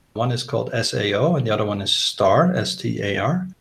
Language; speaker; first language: English; non-native, fluent; Dutch